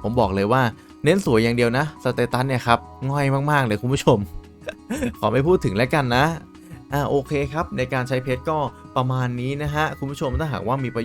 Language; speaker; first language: Thai; native; Thai